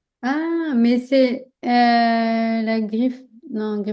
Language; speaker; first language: French; native; French